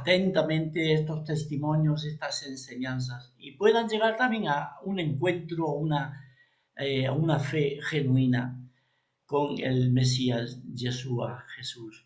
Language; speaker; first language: Spanish; native; Spanish